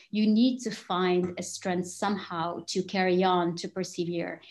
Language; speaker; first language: English; non-native, fluent; Arabic